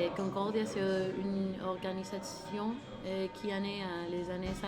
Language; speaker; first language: French; non-native, learner; Spanish